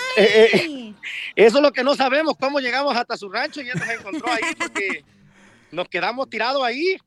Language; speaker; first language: Spanish; native; Spanish